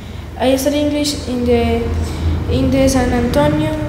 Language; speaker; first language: English; non-native, learner; Spanish